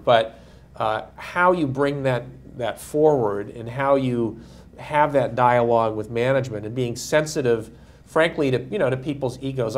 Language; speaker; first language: English; native; English